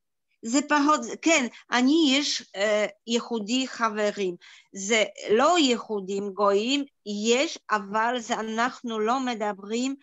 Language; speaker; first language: Hebrew; non-native, learner; Polish